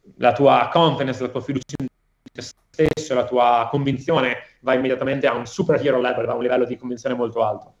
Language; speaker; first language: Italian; native; Italian